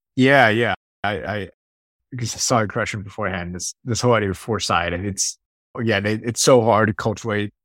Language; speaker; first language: English; non-native, fluent; Chinese